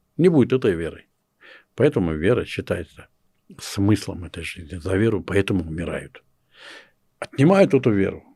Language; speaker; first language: Russian; non-native, local second language; Kyrgyz